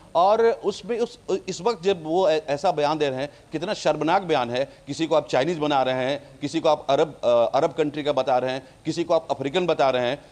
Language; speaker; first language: Hindi; native; Hindi